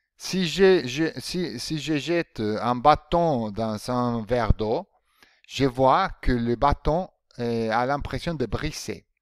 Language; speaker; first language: French; non-native, fluent; Spanish